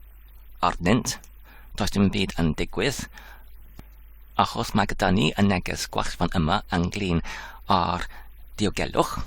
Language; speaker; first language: Welsh; non-native, learner; English